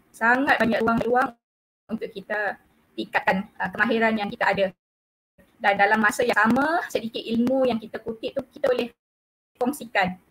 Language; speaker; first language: Malay; native; Malay